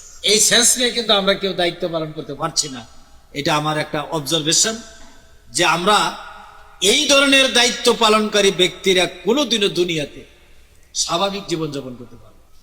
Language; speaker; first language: Bangla; native; Bangla